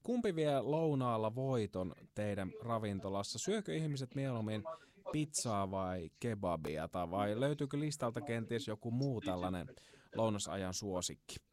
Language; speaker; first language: Finnish; native; Finnish